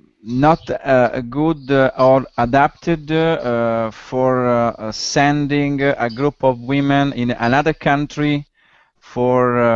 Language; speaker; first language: English; non-native, learner; Italian